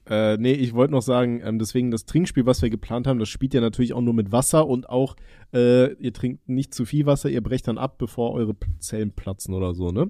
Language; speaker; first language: German; native; German